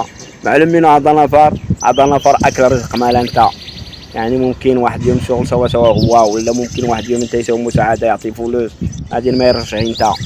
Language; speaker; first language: Arabic; non-native, learner; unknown